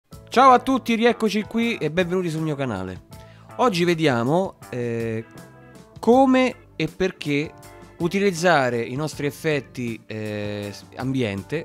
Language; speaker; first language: Italian; native; Italian